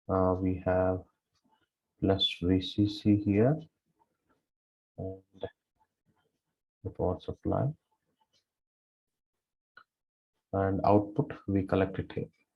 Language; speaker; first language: English; non-native, local second language; Kannada